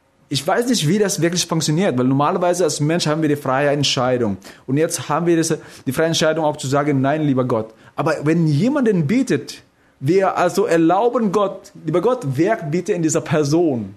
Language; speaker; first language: German; non-native, fluent; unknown